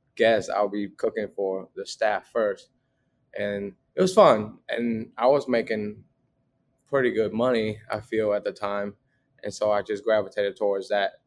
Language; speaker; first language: English; early bilingual, other home language; Vietnamese